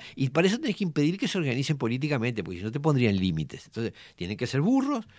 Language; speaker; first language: Spanish; native; Spanish